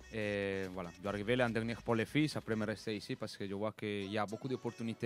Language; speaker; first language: French; non-native, learner; Spanish